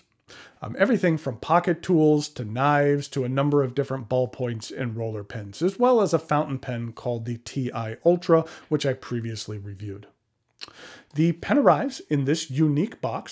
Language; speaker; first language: English; native; English